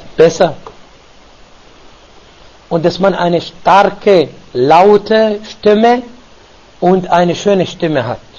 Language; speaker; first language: German; non-native, fluent; Arabic